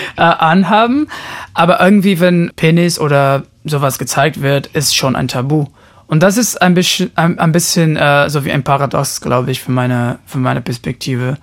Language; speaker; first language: German; non-native, fluent; Portuguese